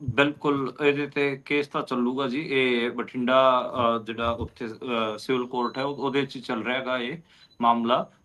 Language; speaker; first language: Punjabi; non-native, local second language; Hindi